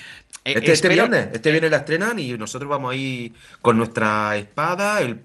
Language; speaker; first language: Spanish; native; Spanish